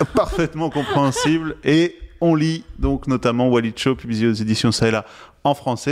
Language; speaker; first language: French; native; French